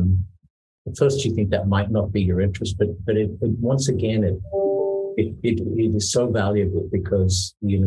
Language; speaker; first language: English; native; English